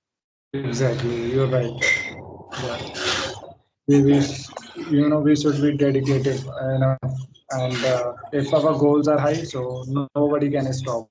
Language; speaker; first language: English; non-native, fluent; Hindi